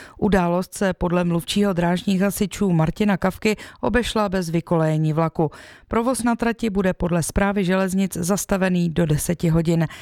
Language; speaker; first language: Czech; native; Czech